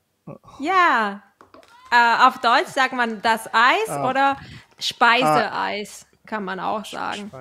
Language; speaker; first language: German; non-native, fluent; Catalan